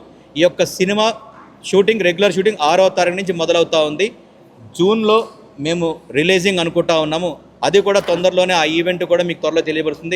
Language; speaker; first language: Telugu; native; Telugu